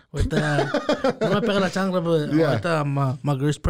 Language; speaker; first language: Spanish; native; Spanish